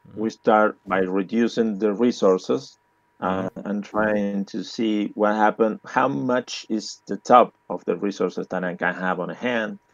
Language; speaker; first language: English; non-native, learner; Spanish